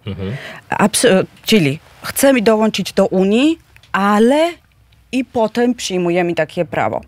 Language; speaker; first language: Polish; non-native, fluent; Georgian